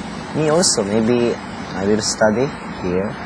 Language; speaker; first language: English; non-native, learner; Japanese